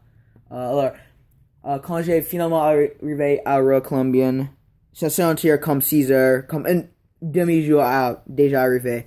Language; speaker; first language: French; non-native, learner; English